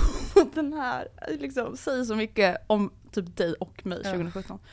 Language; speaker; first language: Swedish; native; Swedish